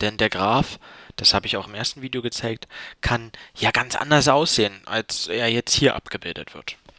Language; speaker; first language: German; native; German